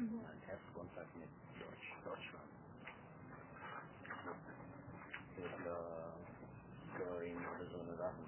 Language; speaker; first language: German; non-native, learner; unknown